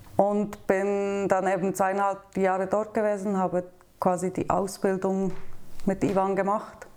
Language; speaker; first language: German; native; German